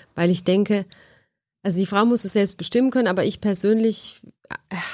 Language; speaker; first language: German; native; German